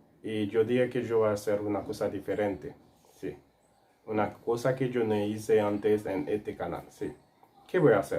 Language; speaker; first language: Spanish; non-native, local second language; Haitian Creole